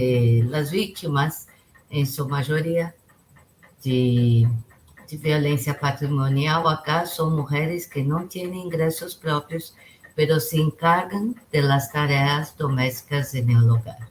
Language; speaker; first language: Spanish; non-native, local second language; Portuguese